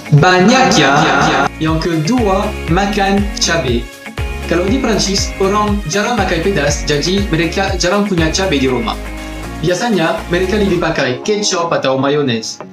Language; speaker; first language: Indonesian; non-native, fluent; French